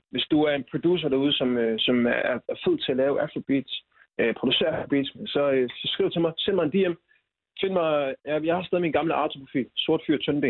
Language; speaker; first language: Danish; early bilingual, other home language; Swahili